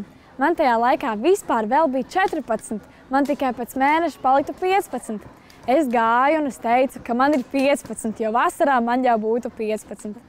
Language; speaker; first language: Latvian; native; Latvian